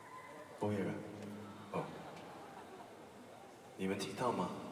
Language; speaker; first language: Chinese; non-native, local second language; Cantonese